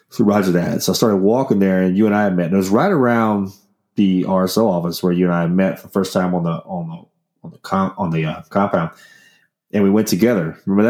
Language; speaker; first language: English; native; English